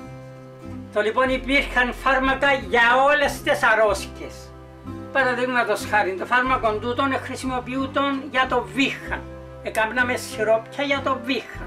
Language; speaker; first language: Greek; native; Greek